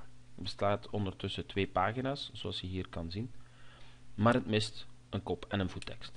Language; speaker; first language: Dutch; native; Dutch